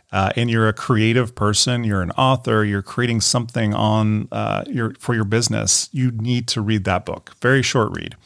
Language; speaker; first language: English; native; English